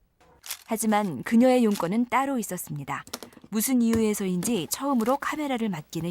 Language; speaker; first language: Korean; native; Korean